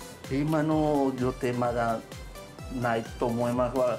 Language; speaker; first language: Japanese; non-native, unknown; Spanish